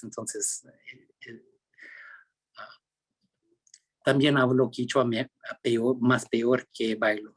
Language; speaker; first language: Spanish; early bilingual, heritage; Spanish